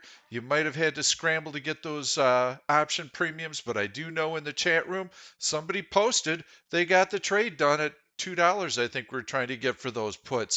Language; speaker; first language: English; native; English